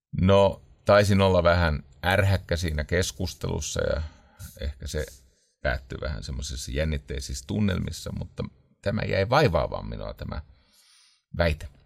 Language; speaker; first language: Finnish; native; Finnish